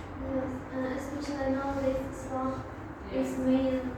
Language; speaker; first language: English; non-native, fluent; Uzbek